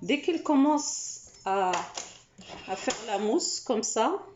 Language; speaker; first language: French; non-native, local second language; Arabic